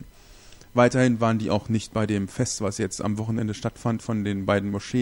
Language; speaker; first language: German; native; German